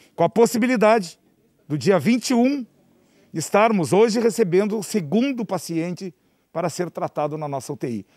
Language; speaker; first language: Portuguese; native; Portuguese